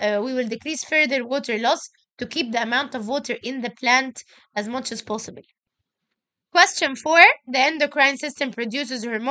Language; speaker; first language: English; non-native, local second language; Arabic